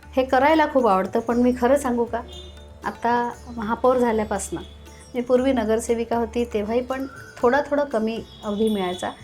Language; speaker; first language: Marathi; native; Marathi